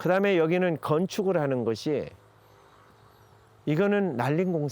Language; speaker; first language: Korean; native; Korean